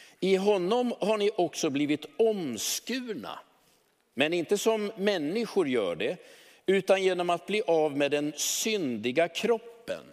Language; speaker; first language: Swedish; native; Swedish